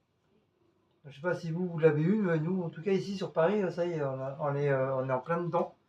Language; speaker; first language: French; native; French